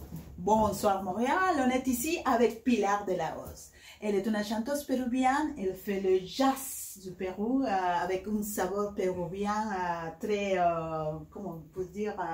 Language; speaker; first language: French; non-native, fluent; Spanish